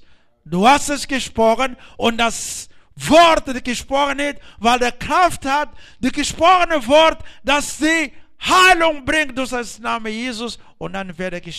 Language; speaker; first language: German; non-native, learner; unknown